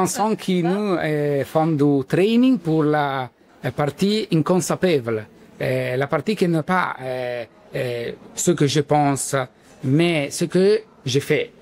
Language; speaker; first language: French; non-native, learner; Italian